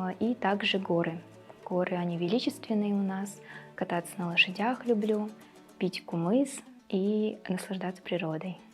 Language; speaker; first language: Russian; native; Russian